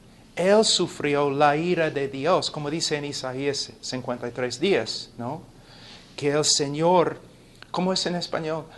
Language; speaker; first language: Spanish; non-native, fluent; English